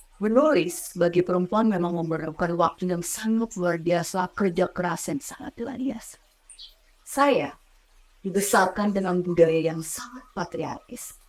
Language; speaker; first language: Indonesian; native; Indonesian